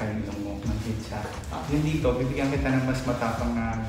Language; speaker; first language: Filipino; native; Filipino